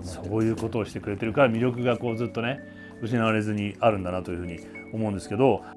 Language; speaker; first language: Japanese; native; Japanese